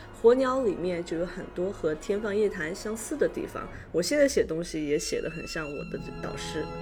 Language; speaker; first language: Chinese; native; Chinese